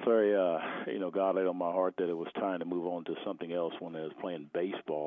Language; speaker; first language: English; native; English